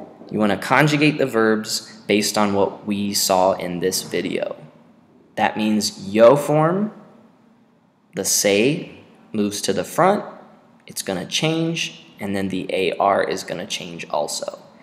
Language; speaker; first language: English; native; English